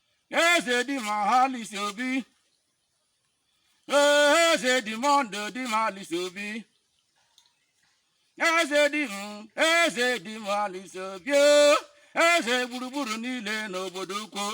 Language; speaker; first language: Igbo; native; Igbo